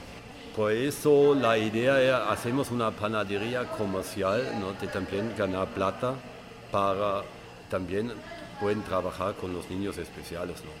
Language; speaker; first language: Spanish; non-native, fluent; German